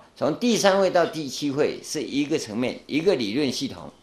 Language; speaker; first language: Chinese; non-native, local second language; Min Nan Chinese